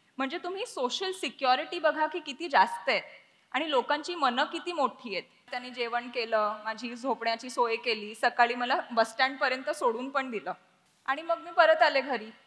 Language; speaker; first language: Marathi; non-native, local second language; Punjabi